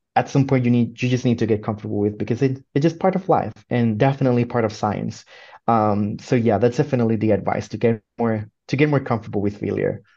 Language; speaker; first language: English; non-native, fluent; Spanish